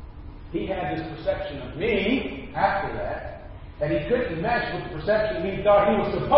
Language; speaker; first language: English; native; English